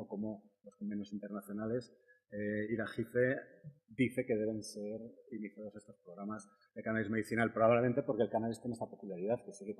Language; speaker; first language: Spanish; native; Spanish